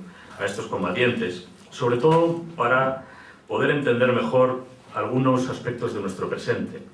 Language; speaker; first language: Spanish; native; Spanish